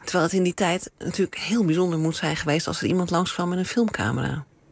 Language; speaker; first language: Dutch; native; Dutch